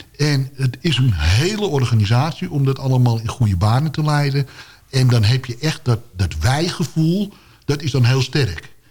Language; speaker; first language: Dutch; native; Dutch